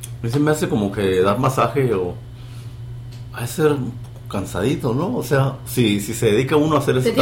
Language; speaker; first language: Spanish; native; Spanish